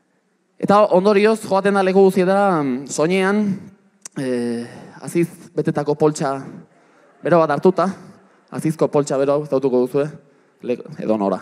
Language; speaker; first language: Basque; native; Basque